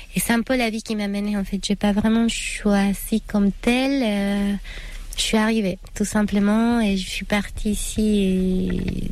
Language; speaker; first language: French; non-native, fluent; Spanish